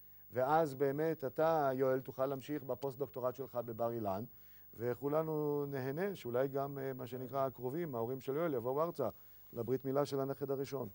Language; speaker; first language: Hebrew; native; Hebrew